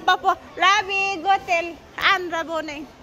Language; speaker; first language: Swedish; non-native, learner; Cebuano